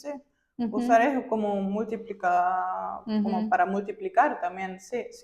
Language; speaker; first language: Spanish; non-native, fluent; German